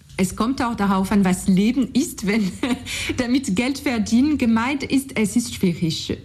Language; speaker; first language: German; non-native, fluent; French